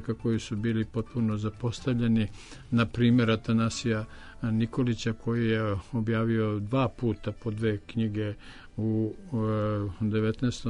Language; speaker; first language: Serbian; native; Serbian